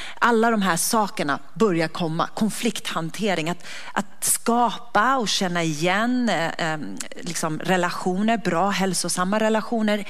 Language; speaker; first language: Swedish; early bilingual, other home language; Persian